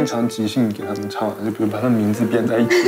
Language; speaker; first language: Chinese; native; Chinese